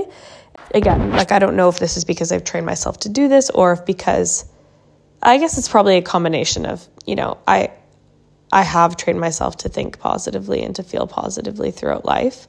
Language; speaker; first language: English; native; English